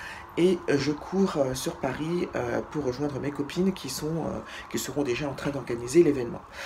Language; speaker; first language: French; native; French